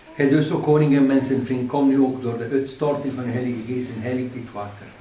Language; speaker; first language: Dutch; non-native, fluent; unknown